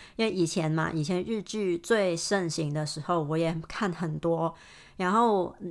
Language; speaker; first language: Chinese; non-native, fluent; Cantonese